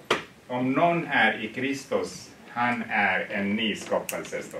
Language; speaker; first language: Swedish; non-native, fluent; Tigrinya